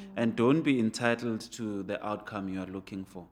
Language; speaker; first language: English; non-native, local second language; Venda